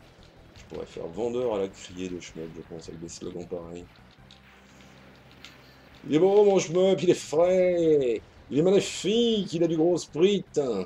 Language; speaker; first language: French; native; French